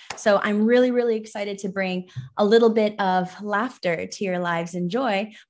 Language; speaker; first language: English; early bilingual, other home language; Persian